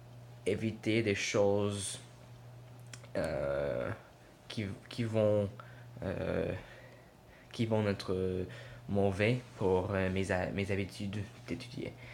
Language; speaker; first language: French; non-native, learner; English